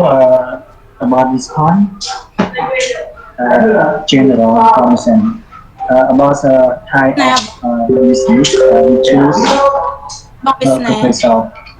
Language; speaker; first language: English; non-native, learner; Khmer